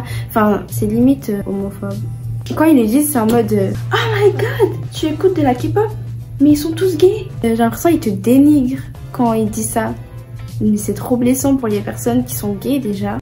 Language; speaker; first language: French; native; French